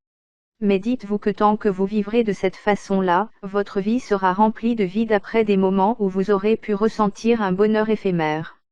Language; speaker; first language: French; native; French